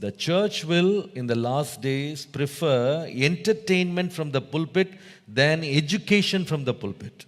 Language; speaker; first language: English; non-native, local second language; Tamil